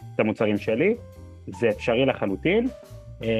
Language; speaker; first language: Hebrew; native; Hebrew